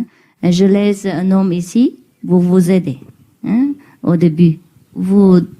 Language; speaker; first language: French; non-native, learner; Chinese